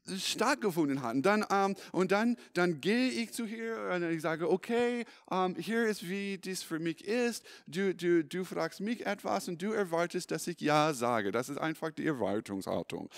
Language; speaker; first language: German; non-native, fluent; English